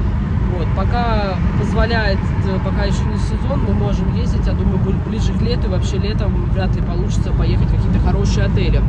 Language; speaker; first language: Russian; native; Russian